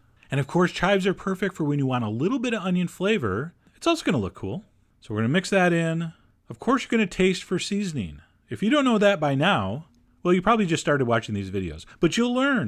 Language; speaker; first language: English; native; English